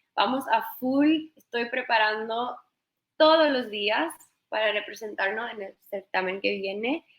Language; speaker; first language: Spanish; early bilingual, heritage; Spanish